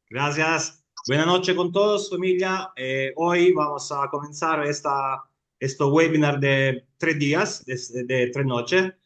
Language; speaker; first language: Spanish; non-native, fluent; Italian